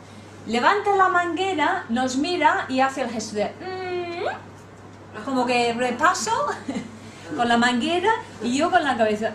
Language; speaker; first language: Spanish; non-native, fluent; English